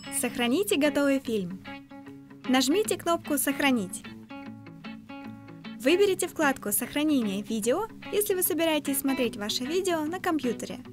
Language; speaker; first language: Russian; native; Russian